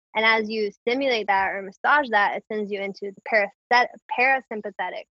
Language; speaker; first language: English; native; English